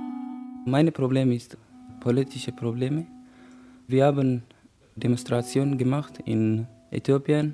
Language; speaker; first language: German; non-native, learner; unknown